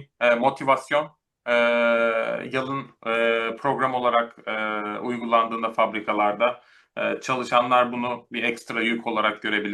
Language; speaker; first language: Turkish; native; Turkish